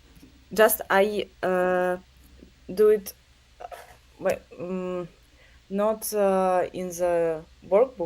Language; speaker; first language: English; non-native, learner; Russian